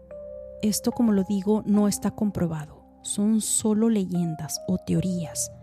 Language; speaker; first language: Spanish; native; Spanish